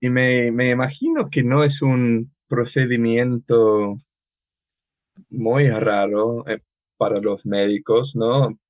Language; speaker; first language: Spanish; non-native, fluent; English